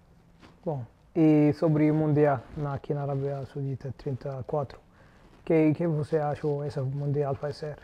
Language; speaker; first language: Portuguese; non-native, learner; Arabic